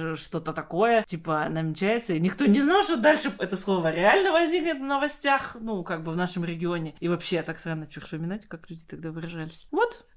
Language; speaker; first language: Russian; non-native, local second language; Kazakh